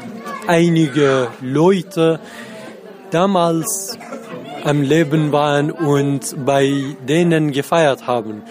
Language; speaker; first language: German; non-native, fluent; Central Kurdish